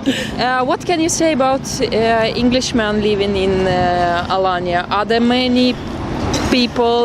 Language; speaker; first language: English; non-native, fluent; Russian